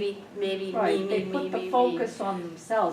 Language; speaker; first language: English; native; English